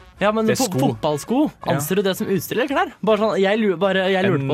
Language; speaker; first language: Norwegian; native; Norwegian